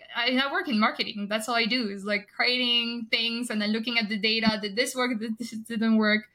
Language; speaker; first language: English; non-native, fluent; French